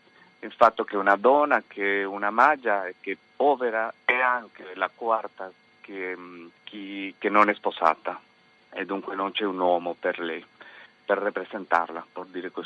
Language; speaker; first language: Italian; non-native, fluent; Spanish